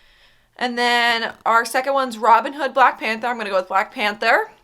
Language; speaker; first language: English; native; English